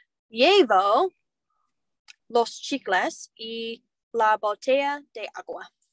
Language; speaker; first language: Spanish; non-native, learner; English